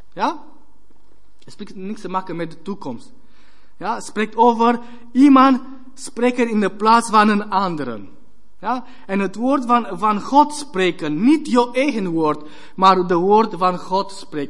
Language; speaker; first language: Dutch; non-native, fluent; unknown